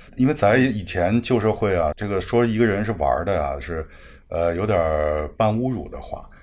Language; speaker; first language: Chinese; native; Chinese